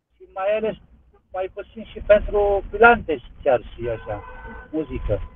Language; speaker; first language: Romanian; non-native, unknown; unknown